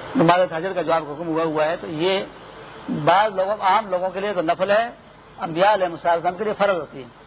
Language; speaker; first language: Urdu; non-native, local second language; Pashto